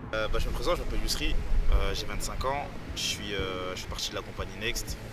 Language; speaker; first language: French; native; French